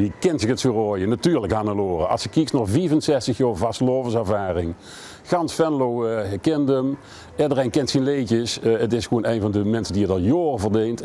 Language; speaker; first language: Dutch; native; Dutch